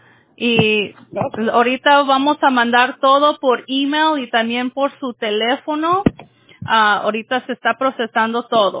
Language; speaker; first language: Spanish; early bilingual, heritage; Spanish